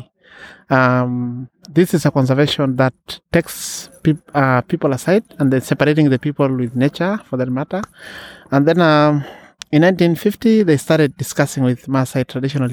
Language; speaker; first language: English; non-native, local second language; Masai